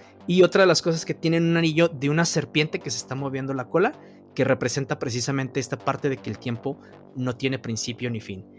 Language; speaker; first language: Spanish; native; Spanish